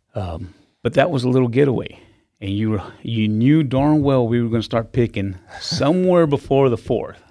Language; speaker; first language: English; native; English